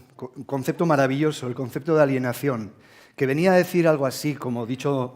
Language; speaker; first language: Spanish; native; Spanish